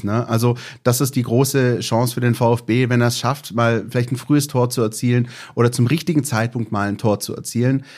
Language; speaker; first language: German; native; German